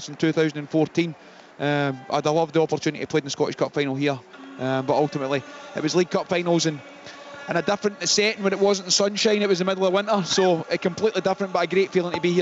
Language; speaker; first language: English; native; English